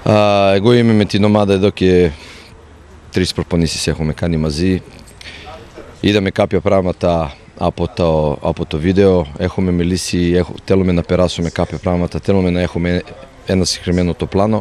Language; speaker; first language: Greek; non-native, fluent; Serbian